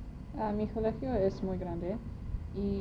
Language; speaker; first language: Spanish; non-native, learner; English